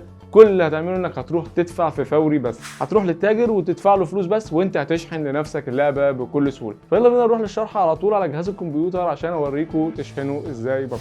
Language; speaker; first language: Arabic; native; Arabic